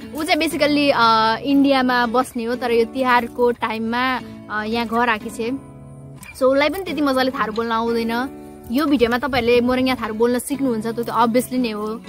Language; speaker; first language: Nepali; non-native, local second language; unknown